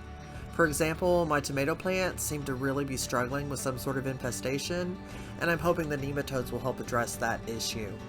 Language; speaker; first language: English; native; English